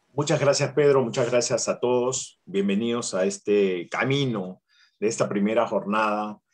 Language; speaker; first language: Spanish; native; Spanish